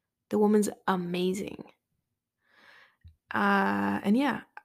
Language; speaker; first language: English; early bilingual, other home language; Spanish